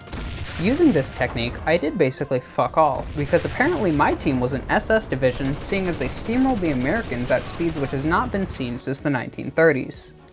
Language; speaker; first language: English; native; English